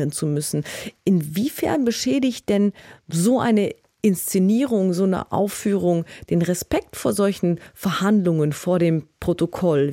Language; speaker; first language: German; native; German